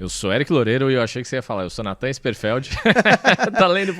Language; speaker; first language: Portuguese; native; Portuguese